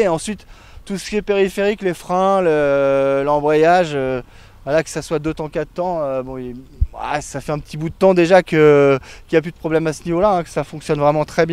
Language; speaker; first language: French; native; French